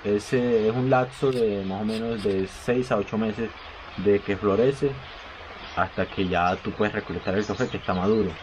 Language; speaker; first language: Spanish; native; Spanish